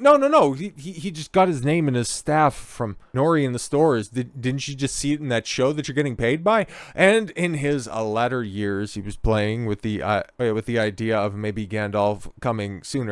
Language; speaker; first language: English; native; English